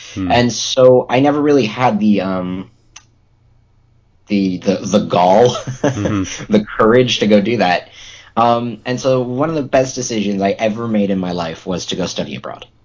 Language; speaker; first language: English; native; English